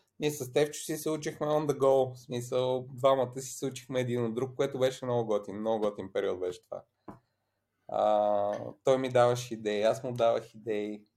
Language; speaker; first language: Bulgarian; early bilingual, other home language; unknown